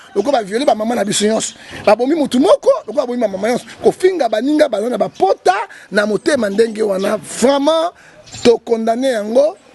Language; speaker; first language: Lingala; native; Lingala